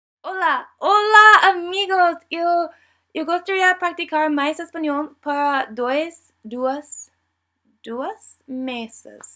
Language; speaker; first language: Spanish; non-native, learner; English